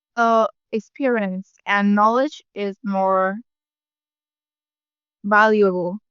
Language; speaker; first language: English; non-native, learner; Vietnamese